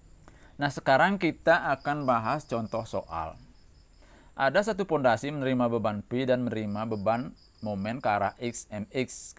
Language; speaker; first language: Indonesian; native; Indonesian